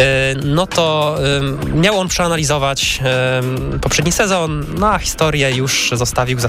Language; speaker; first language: Polish; native; Polish